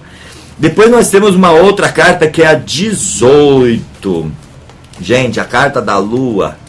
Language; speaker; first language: Portuguese; native; Portuguese